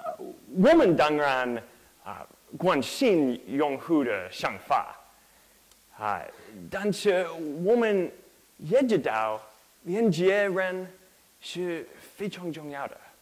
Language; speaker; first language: Chinese; non-native, learner; English